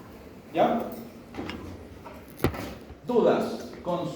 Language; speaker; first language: Spanish; native; Spanish